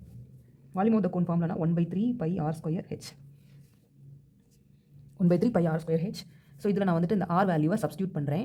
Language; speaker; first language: Tamil; native; Tamil